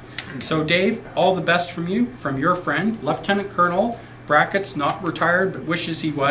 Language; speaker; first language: English; native; English